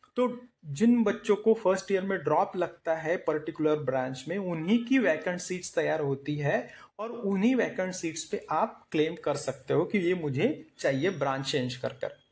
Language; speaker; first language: Hindi; non-native, local second language; Marathi